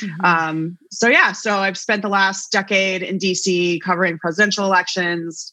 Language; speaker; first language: English; native; English